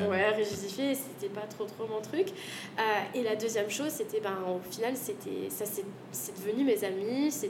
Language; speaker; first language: French; native; French